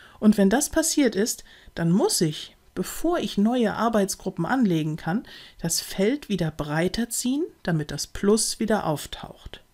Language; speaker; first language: German; native; German